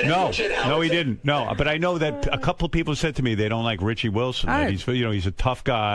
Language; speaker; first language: English; native; English